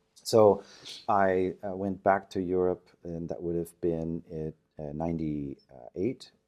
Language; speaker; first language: English; native; English